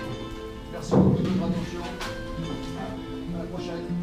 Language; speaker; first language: French; native; French